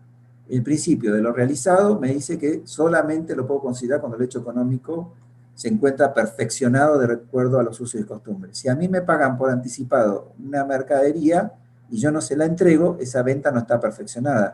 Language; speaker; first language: Spanish; native; Spanish